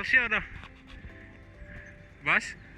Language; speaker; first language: German; non-native, learner; Filipino